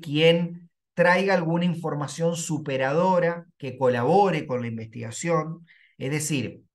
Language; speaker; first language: Spanish; native; Spanish